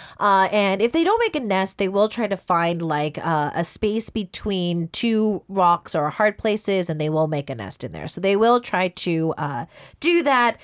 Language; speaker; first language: English; early bilingual, other home language; Korean